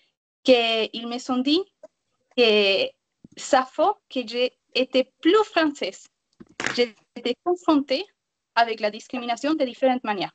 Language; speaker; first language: French; non-native, learner; Spanish